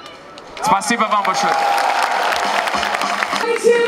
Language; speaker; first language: Russian; non-native, learner; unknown